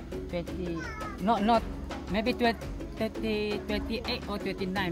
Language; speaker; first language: English; non-native, learner; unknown